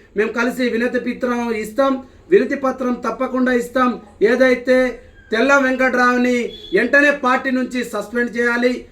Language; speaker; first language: Telugu; non-native, local second language; Lambadi